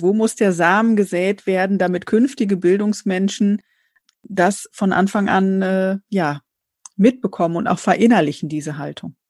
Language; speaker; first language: German; native; German